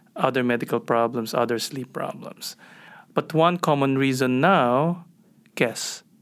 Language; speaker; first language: English; non-native, local second language; Filipino